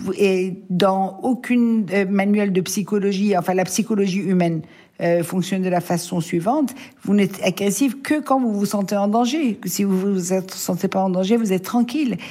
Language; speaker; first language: French; non-native, fluent; Persian